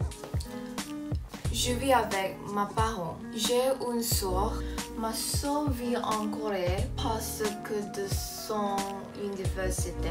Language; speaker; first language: French; non-native, learner; Korean